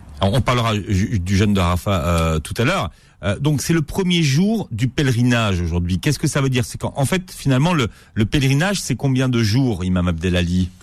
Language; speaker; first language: French; native; French